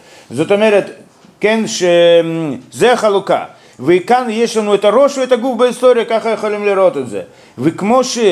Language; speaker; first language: Hebrew; non-native, fluent; Russian